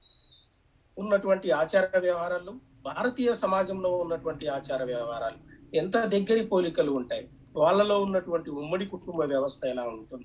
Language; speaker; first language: Telugu; native; Telugu